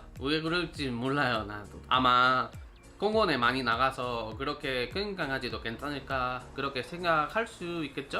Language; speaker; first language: Korean; non-native, learner; Spanish